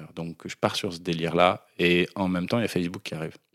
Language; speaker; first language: French; native; French